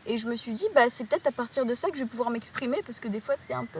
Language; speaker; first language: French; native; French